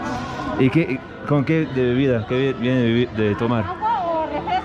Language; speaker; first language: Spanish; non-native, learner; English